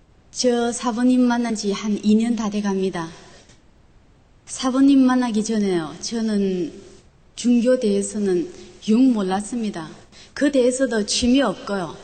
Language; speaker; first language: Korean; non-native, local second language; Chinese